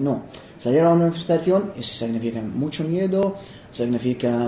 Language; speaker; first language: Spanish; non-native, fluent; Arabic